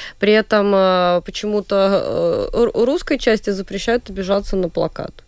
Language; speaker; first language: Russian; native; Russian